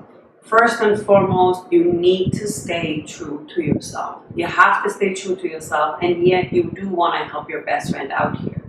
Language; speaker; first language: English; non-native, fluent; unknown